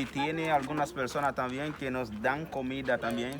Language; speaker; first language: Spanish; non-native, learner; Haitian Creole